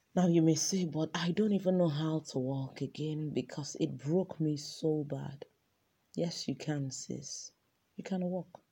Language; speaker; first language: English; non-native, local second language; Yoruba